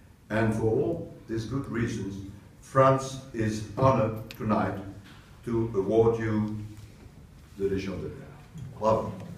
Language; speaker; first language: English; non-native, fluent; French